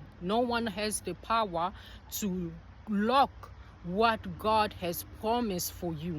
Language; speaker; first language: English; non-native, fluent; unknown